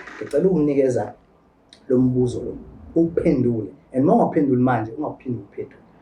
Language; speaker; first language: Zulu; native; Zulu